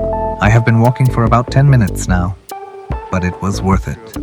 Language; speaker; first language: English; non-native, local second language; Sinhala